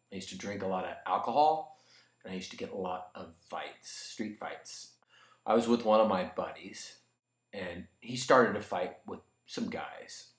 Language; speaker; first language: English; native; English